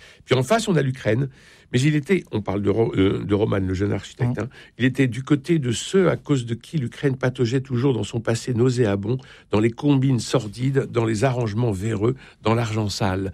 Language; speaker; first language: French; native; French